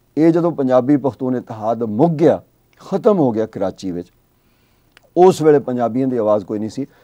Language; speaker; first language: Punjabi; native; Punjabi